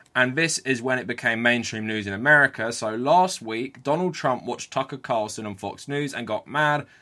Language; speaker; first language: English; native; English